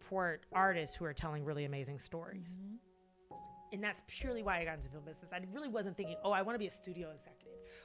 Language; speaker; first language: English; native; English